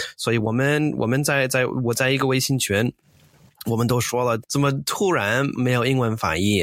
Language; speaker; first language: Chinese; non-native, fluent; English